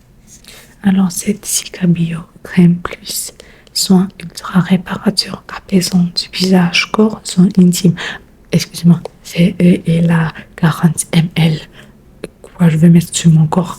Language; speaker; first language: French; non-native, learner; Spanish